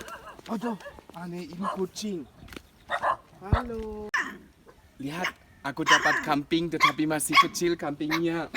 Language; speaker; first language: Indonesian; non-native, fluent; German